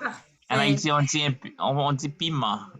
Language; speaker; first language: French; non-native, learner; Haitian Creole